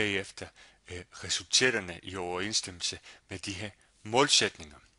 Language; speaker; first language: Danish; non-native, fluent; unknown